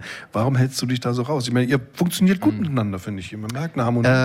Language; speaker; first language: German; native; German